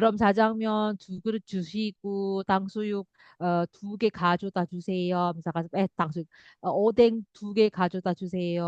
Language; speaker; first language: Korean; non-native, fluent; Indonesian